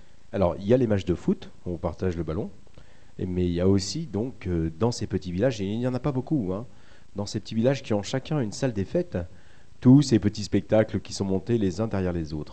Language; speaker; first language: French; native; French